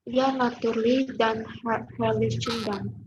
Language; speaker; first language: German; non-native, learner; Indonesian